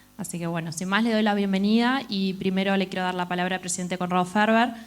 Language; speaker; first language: Spanish; native; Spanish